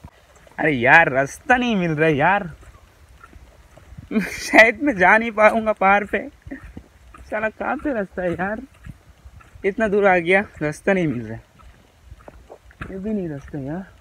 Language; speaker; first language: Hindi; non-native, local second language; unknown